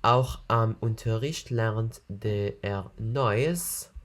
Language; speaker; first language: German; non-native, learner; English